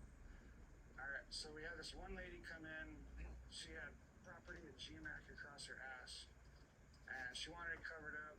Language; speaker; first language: English; native; English